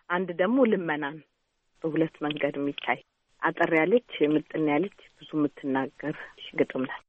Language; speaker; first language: Amharic; native; Amharic